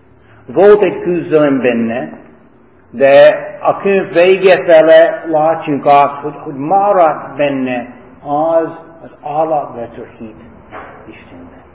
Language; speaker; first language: Hungarian; non-native, fluent; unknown